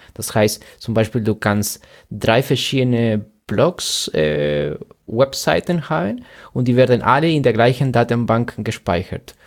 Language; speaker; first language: German; non-native, fluent; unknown